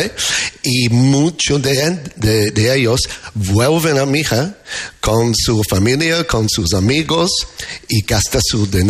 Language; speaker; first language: Spanish; non-native, fluent; English